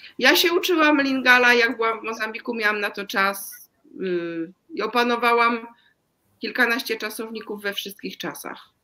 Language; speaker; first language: Polish; native; Polish